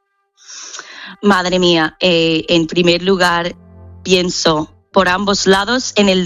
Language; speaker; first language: Spanish; non-native, fluent; English